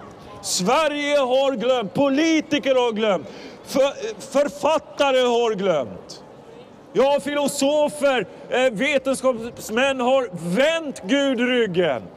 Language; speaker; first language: Swedish; non-native, fluent; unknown